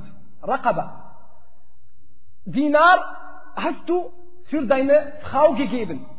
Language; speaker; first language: German; non-native, fluent; Arabic